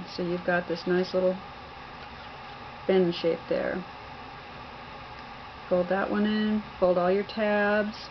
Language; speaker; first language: English; native; English